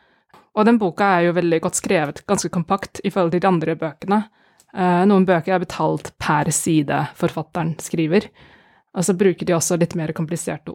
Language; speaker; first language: Norwegian; non-native, fluent; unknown